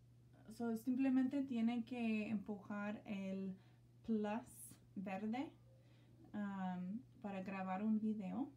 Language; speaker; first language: Spanish; non-native, learner; English